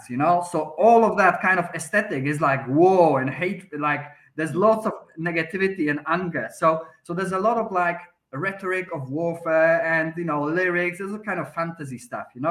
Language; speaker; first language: English; non-native, fluent; Polish